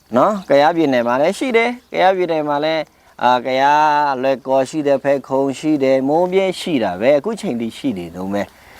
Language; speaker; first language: Burmese; non-native, local second language; Pa'o Karen